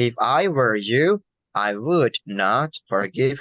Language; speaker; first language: English; non-native, fluent; Indonesian